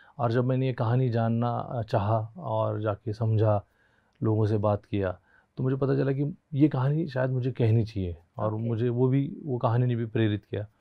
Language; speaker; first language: Hindi; non-native, local second language; Marathi